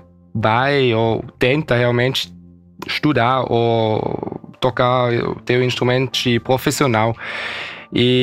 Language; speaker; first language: Portuguese; early bilingual, heritage; Portuguese